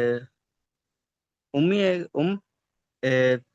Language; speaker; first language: German; non-native, learner; Urdu